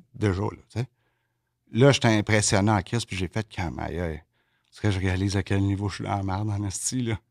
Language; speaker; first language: French; native; French